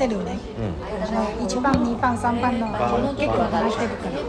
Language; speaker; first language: Japanese; non-native, fluent; Chinese